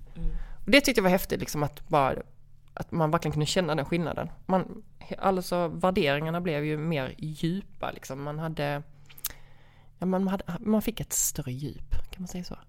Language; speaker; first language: Swedish; native; Swedish